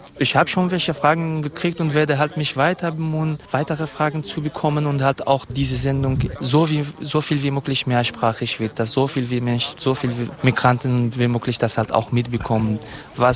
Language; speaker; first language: German; non-native, fluent; Kurdish